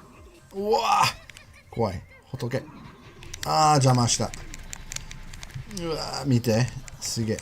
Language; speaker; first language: Japanese; non-native, learner; English